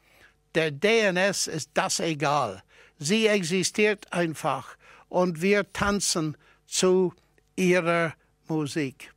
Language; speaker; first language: German; non-native, fluent; English